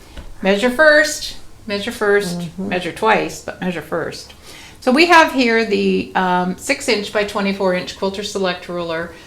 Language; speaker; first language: English; native; English